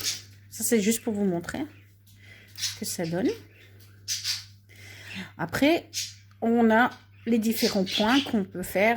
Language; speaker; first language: French; native; French